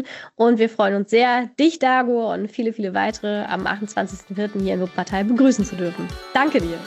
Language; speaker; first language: German; native; German